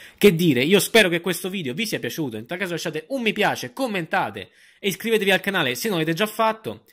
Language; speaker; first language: Italian; native; Italian